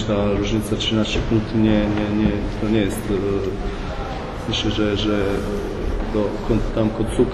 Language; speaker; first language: Polish; non-native, fluent; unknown